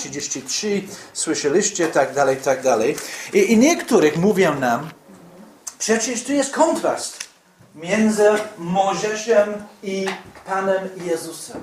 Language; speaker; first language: Polish; non-native, fluent; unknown